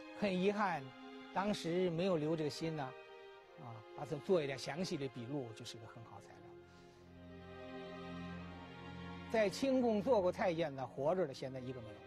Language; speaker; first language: Chinese; native; Chinese